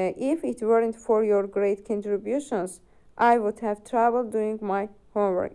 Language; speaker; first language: English; non-native, fluent; Azerbaijani